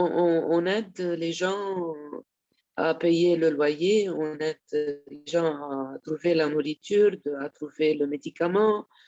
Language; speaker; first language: French; non-native, local second language; Arabic